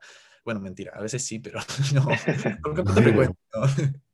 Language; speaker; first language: Spanish; non-native, fluent; English